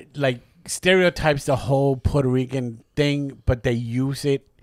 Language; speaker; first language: English; non-native, local second language; Spanish